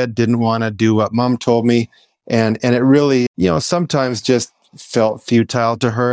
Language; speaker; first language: English; native; English